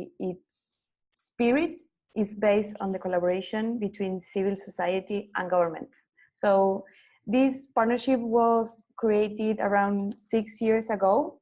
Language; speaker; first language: English; non-native, fluent; Spanish